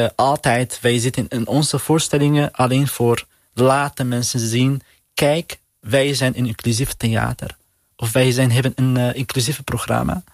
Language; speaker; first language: Dutch; non-native, learner; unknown